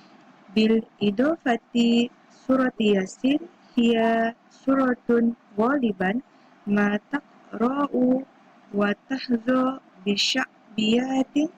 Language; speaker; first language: Arabic; non-native, learner; Malay